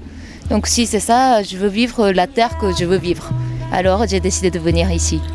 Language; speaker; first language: French; non-native, learner; Japanese